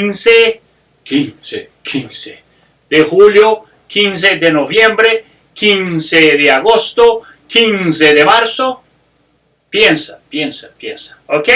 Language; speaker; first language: Spanish; non-native, fluent; English